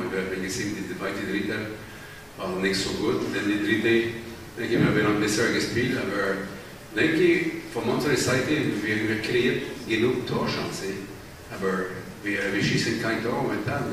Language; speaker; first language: German; non-native, learner; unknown